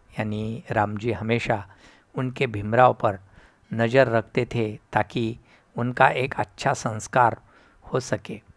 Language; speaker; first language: Hindi; non-native, local second language; Marathi